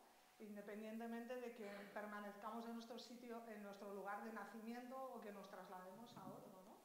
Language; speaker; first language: Spanish; native; Spanish